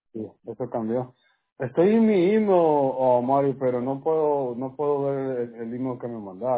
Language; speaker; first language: Spanish; native; Spanish